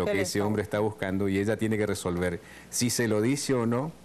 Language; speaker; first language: Spanish; native; Spanish